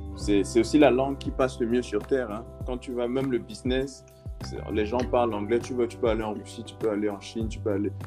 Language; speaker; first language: French; native; French